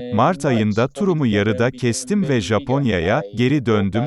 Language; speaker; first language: English; non-native, fluent; Japanese